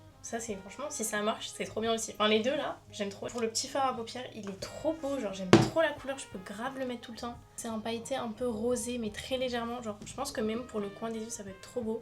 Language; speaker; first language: French; native; French